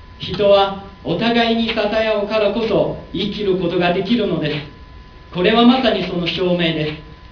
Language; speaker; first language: Japanese; non-native, learner; Chinese